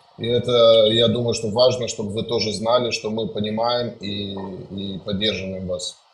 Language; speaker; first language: Russian; native; Russian